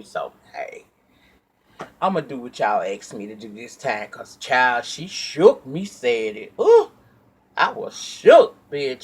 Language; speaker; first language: English; native; English